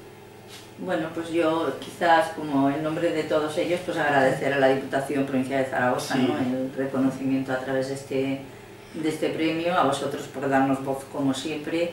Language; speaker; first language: Spanish; native; Spanish